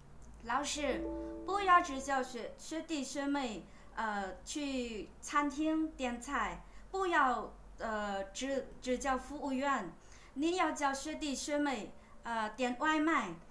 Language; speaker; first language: Chinese; non-native, fluent; Vietnamese